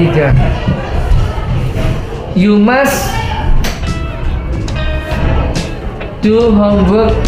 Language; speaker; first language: English; non-native, fluent; Indonesian